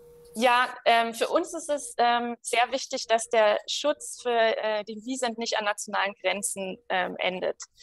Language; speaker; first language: German; native; German